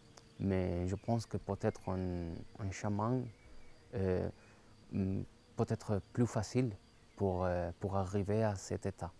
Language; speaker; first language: French; non-native, learner; Spanish